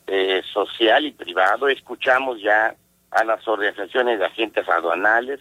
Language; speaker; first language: Spanish; native; Spanish